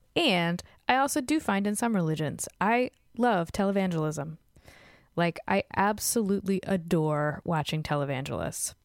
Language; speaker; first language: English; native; English